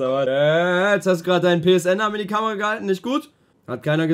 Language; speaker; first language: German; native; German